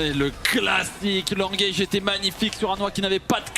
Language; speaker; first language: French; native; French